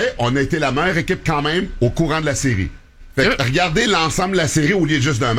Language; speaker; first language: French; native; French